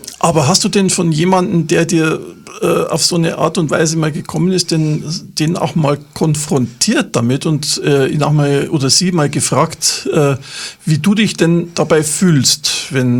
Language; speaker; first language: German; native; German